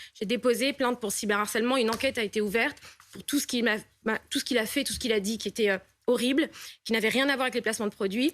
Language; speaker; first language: French; native; French